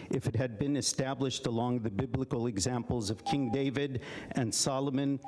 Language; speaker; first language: English; early bilingual, other home language; Arabic